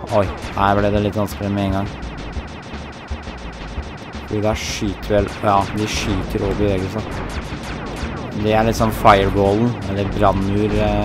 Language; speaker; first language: Norwegian; native; Norwegian